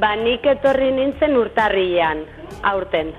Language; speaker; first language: Basque; non-native, local second language; Spanish